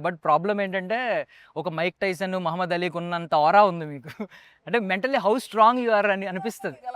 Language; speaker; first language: Telugu; native; Telugu